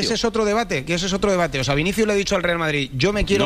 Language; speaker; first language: Spanish; native; Spanish